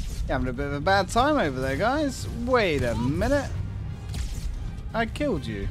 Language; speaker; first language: English; native; English